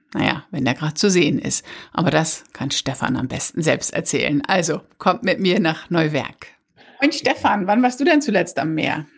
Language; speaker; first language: German; native; German